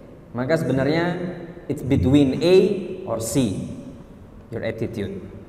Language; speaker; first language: English; non-native, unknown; Indonesian